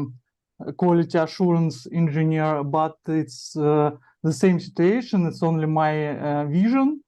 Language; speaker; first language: English; non-native, learner; Russian